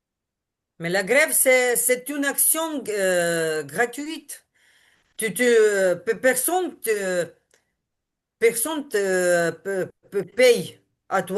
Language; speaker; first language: French; non-native, learner; Ukrainian